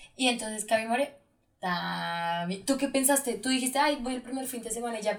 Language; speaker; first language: Spanish; native; Spanish